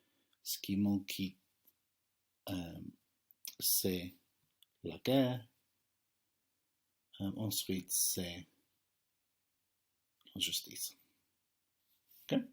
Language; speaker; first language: French; non-native, fluent; English